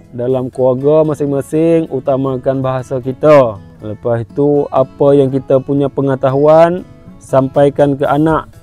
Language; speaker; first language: Malay; non-native, local second language; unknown